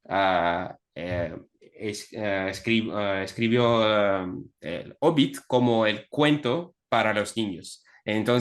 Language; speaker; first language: Spanish; non-native, fluent; Russian